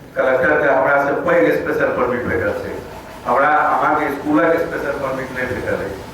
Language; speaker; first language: Maithili; native; Maithili